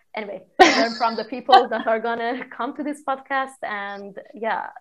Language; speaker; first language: English; non-native, fluent; Persian